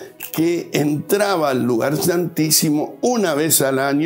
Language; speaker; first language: Spanish; native; Spanish